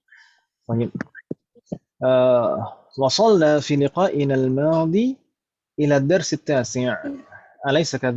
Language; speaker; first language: Arabic; non-native, fluent; Indonesian